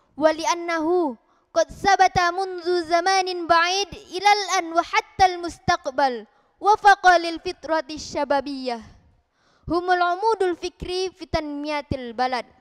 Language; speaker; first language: Arabic; non-native, learner; Indonesian